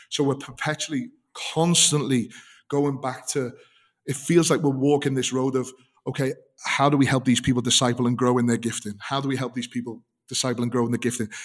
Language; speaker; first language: English; native; English